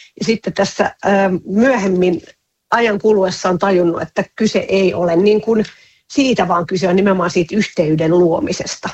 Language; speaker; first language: Finnish; native; Finnish